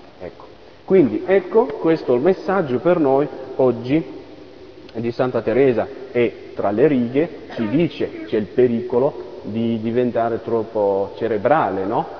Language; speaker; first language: Italian; non-native, fluent; French